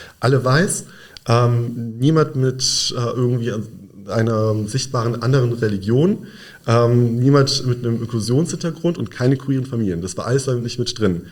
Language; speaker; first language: German; native; German